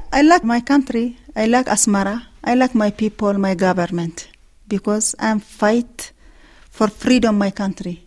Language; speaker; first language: English; non-native, learner; Tigrinya